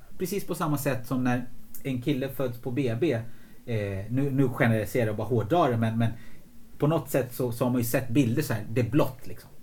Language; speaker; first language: Swedish; early bilingual, other home language; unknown